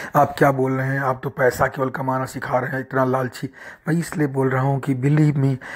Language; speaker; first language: Hindi; native; Hindi